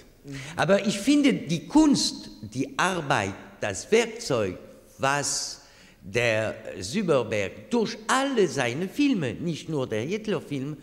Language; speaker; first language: German; non-native, fluent; French